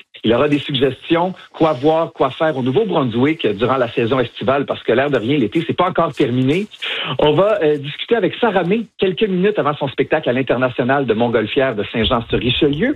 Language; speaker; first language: French; native; French